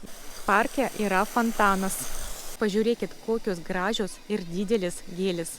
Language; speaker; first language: Lithuanian; non-native, learner; Russian